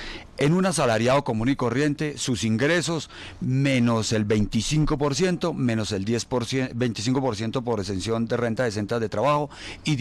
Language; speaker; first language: Spanish; native; Spanish